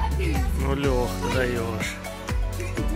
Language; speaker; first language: Russian; native; Russian